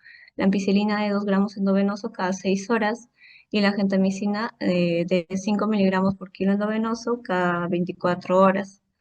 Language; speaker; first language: Spanish; native; Spanish